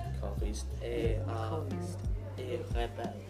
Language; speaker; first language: French; non-native, learner; English